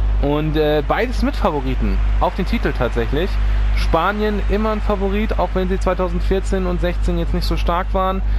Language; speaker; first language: German; native; German